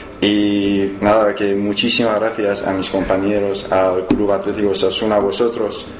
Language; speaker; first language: Spanish; non-native, learner; Persian